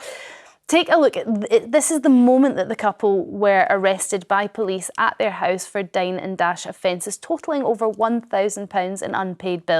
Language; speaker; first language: English; native; English